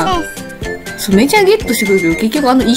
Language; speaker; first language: Japanese; native; Japanese